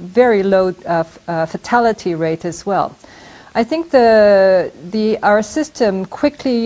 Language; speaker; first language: English; non-native, fluent; Korean